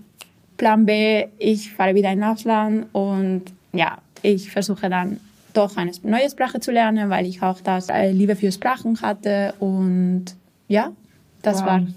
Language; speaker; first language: German; non-native, fluent; Spanish